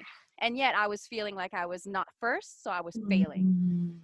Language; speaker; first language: English; non-native, fluent; French